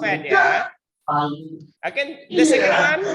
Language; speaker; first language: English; non-native, learner; Indonesian